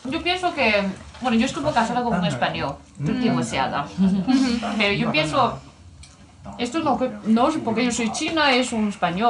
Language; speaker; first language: Spanish; non-native, learner; Chinese